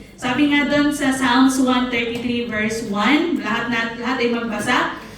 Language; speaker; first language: Filipino; non-native, local second language; Cebuano